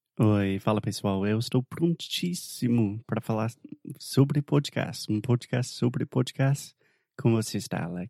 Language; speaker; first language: Portuguese; non-native, fluent; English